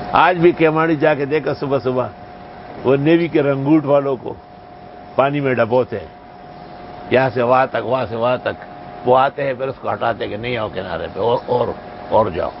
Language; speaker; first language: Urdu; non-native, local second language; Pashto